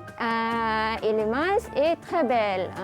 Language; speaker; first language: French; non-native, fluent; Malay